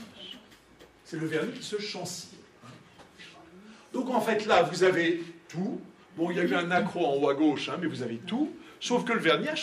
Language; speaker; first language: French; native; French